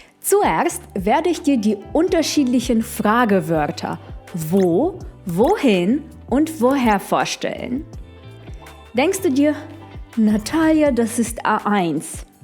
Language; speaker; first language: German; non-native, fluent; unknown